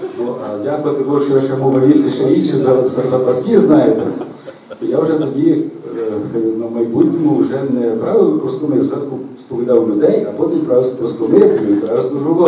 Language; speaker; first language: Ukrainian; native; Ukrainian